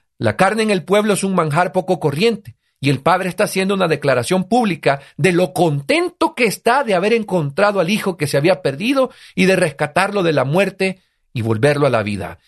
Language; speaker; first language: Spanish; native; Spanish